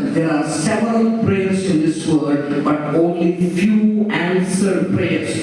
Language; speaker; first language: English; non-native, local second language; Telugu